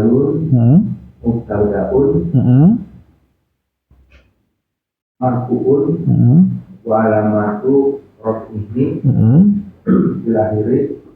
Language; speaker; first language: Arabic; non-native, learner; Indonesian